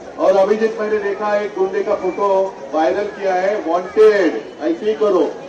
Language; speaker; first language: Hindi; non-native, local second language; Marathi